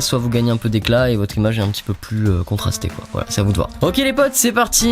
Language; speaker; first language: French; native; French